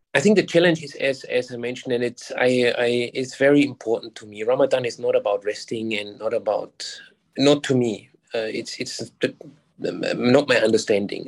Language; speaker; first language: English; non-native, fluent; German